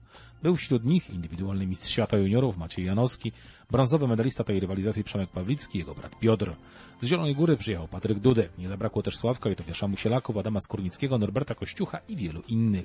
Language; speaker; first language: Polish; native; Polish